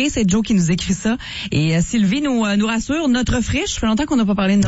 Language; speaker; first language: French; native; French